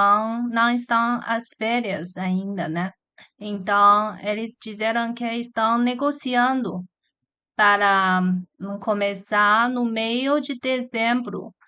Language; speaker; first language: Portuguese; non-native, learner; Chinese